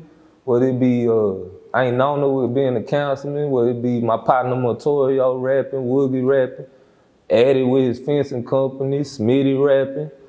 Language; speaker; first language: English; native; English